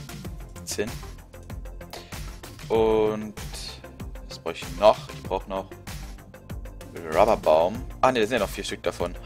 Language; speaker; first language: German; native; German